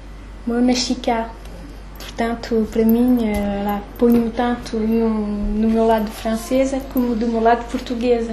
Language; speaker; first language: Portuguese; early bilingual, heritage; French